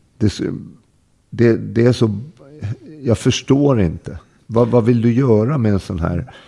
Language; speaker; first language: Swedish; native; Swedish